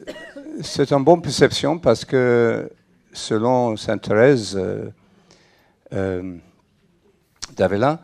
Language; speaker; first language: French; non-native, fluent; English